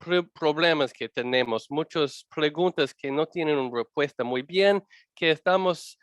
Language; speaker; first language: Spanish; non-native, learner; English